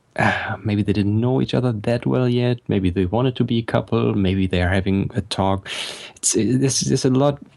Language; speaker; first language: English; non-native, fluent; German